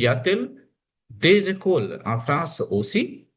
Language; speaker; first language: French; non-native, fluent; Hindi